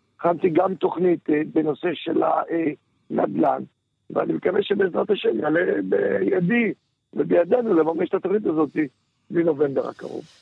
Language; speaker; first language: Hebrew; native; Hebrew